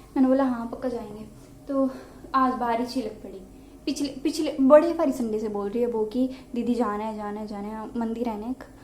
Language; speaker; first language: Hindi; non-native, local second language; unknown